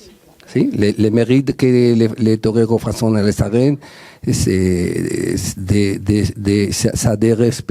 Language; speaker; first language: French; non-native, learner; Spanish